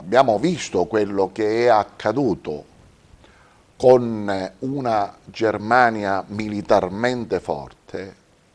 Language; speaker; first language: Italian; native; Italian